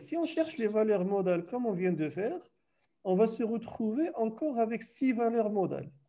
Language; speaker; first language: French; non-native, local second language; Arabic